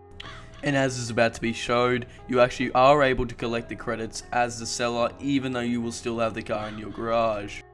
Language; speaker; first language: English; native; English